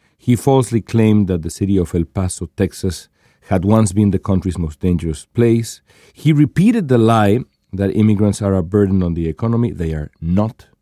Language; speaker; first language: English; non-native, fluent; Spanish